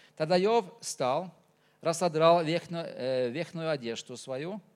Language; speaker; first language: Russian; non-native, fluent; Norwegian